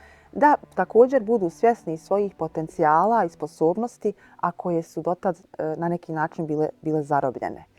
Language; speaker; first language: Bosnian; native; Bosnian